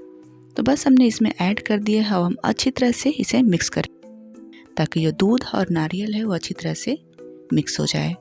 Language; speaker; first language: Hindi; native; Hindi